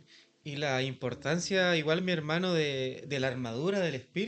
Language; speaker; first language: Spanish; native; Spanish